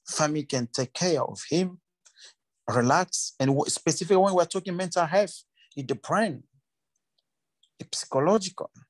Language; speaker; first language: English; non-native, learner; French